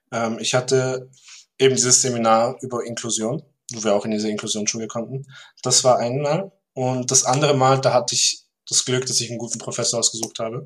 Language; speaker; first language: German; early bilingual, other home language; Turkish